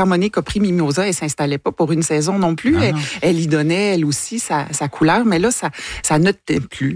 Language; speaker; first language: French; native; French